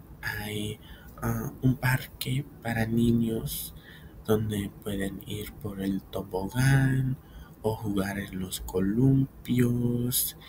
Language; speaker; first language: Spanish; early bilingual, heritage; Spanish